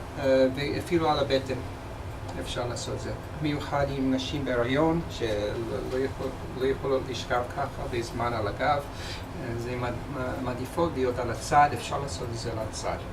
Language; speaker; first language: Hebrew; non-native, fluent; English